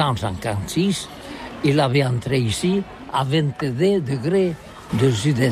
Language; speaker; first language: French; non-native, learner; Catalan